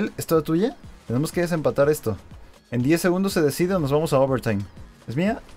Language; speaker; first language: Spanish; native; Spanish